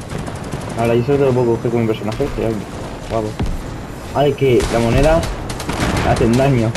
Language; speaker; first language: Spanish; native; Spanish